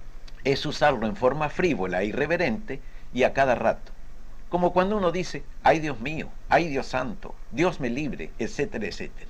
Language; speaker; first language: Spanish; native; Spanish